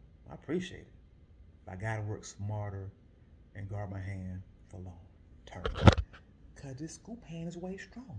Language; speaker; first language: English; native; English